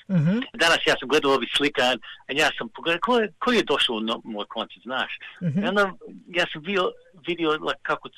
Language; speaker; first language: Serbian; early bilingual, heritage; Serbian